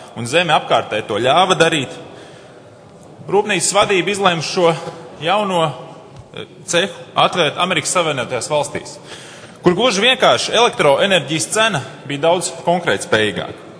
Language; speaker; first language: Latvian; native; Latvian